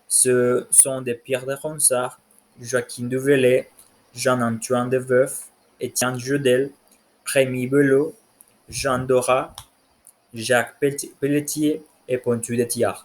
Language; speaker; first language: French; non-native, learner; Spanish